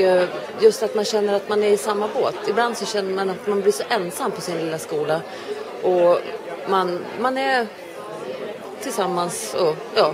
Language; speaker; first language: Swedish; native; Swedish